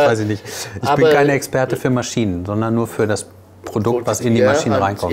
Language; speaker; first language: German; native; German